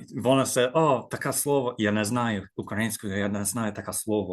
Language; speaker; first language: Ukrainian; non-native, learner; English